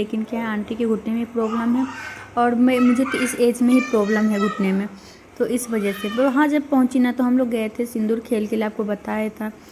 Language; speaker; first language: Hindi; native; Hindi